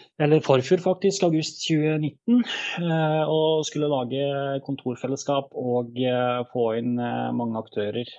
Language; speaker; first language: Norwegian; early bilingual, other home language; Bosnian